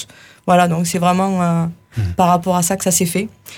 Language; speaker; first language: French; native; French